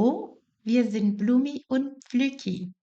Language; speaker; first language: German; non-native, fluent; Portuguese